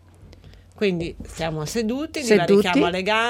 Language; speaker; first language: Italian; native; Italian